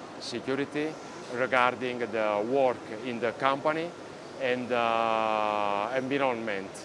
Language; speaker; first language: English; non-native, learner; Italian